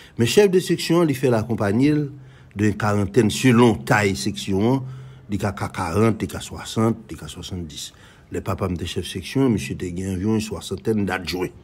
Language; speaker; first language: French; non-native, local second language; Haitian Creole